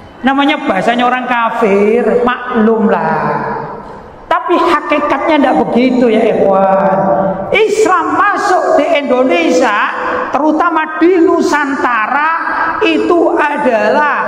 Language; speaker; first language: Indonesian; native; Indonesian